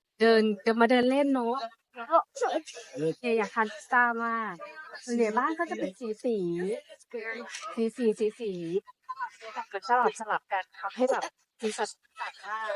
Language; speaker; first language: Thai; native; Thai